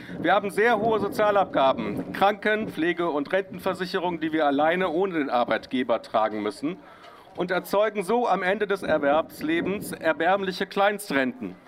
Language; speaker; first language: German; native; German